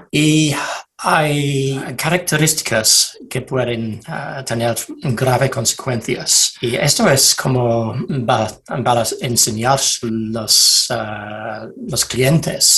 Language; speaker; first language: Spanish; non-native, fluent; English